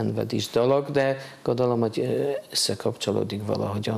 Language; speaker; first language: Hungarian; non-native, fluent; Polish